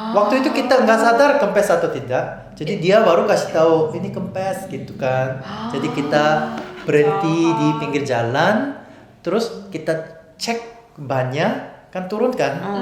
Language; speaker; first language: Indonesian; non-native, fluent; Korean